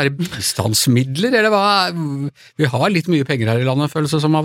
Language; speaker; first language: Norwegian; native; Norwegian